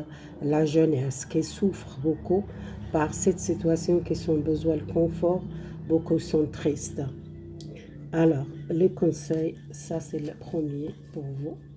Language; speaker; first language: French; non-native, learner; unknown